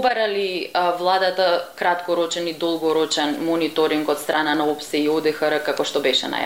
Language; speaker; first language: Macedonian; native; Macedonian